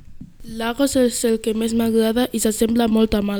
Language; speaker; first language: Catalan; early bilingual, other home language; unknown